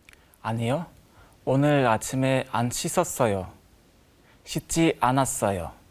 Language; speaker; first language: Korean; non-native, learner; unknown